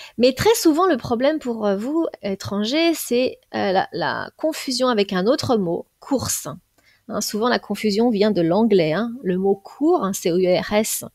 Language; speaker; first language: French; native; French